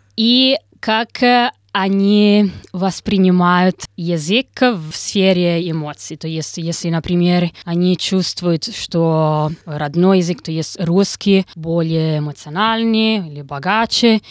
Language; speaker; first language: Russian; non-native, fluent; Italian